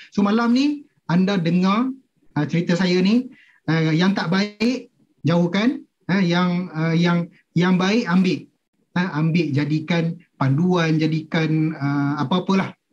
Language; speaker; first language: Malay; native; Malay